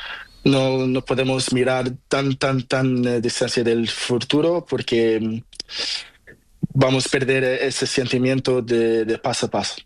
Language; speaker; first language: Spanish; non-native, learner; Portuguese